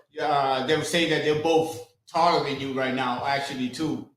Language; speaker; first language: English; native; English